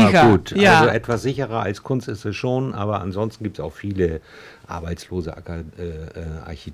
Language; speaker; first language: German; native; German